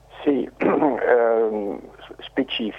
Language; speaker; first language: Italian; native; Italian